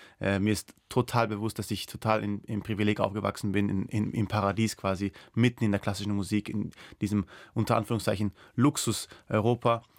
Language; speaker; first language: German; non-native, local second language; Persian